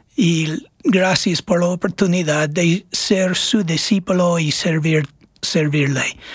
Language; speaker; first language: Spanish; non-native, fluent; English